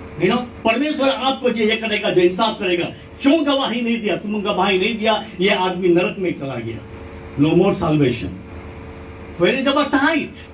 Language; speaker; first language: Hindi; non-native, local second language; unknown